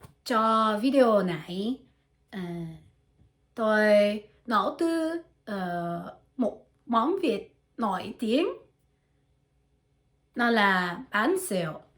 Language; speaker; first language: Vietnamese; non-native, learner; French